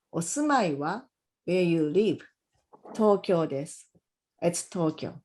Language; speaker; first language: Japanese; non-native, fluent; English